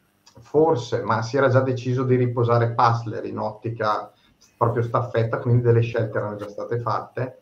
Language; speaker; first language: Italian; native; Italian